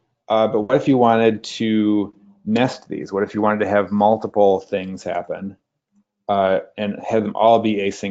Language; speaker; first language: English; native; English